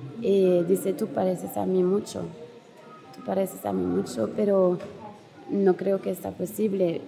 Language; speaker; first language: Spanish; non-native, learner; French